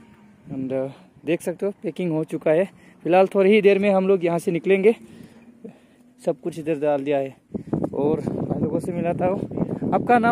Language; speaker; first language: Hindi; non-native, local second language; Assamese